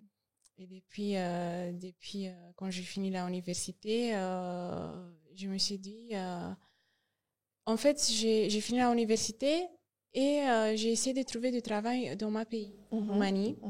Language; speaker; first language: French; non-native, learner; Romanian